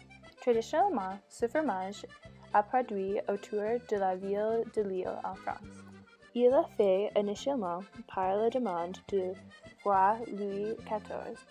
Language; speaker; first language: French; non-native, learner; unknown